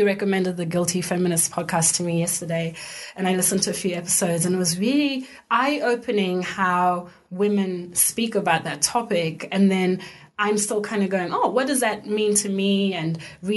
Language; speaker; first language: English; non-native, local second language; Shona